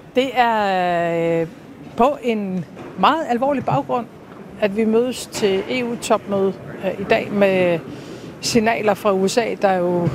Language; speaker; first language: Danish; native; Danish